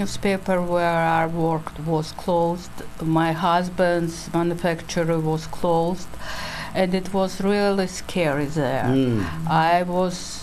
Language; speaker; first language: English; non-native, learner; Georgian